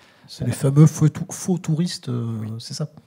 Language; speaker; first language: French; native; French